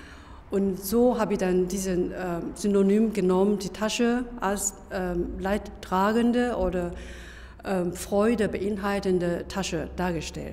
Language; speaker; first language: German; non-native, fluent; Chinese